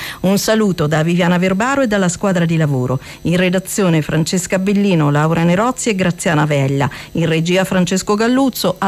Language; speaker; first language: Italian; native; Italian